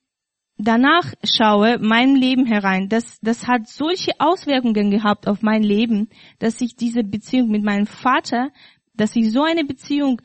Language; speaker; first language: German; non-native, fluent; Russian